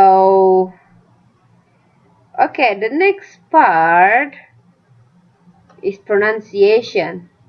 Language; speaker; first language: English; non-native, fluent; Indonesian